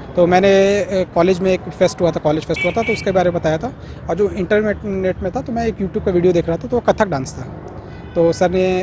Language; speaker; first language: Hindi; native; Hindi